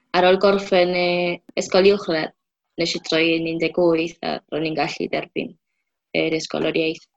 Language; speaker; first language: Welsh; non-native, fluent; Spanish